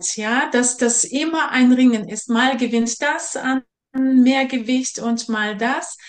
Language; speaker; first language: German; non-native, fluent; Russian